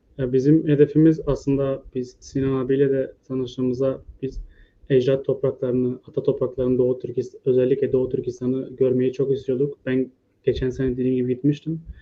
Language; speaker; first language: Turkish; native; Turkish